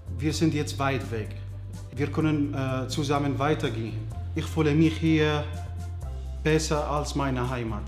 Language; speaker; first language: German; non-native, learner; Arabic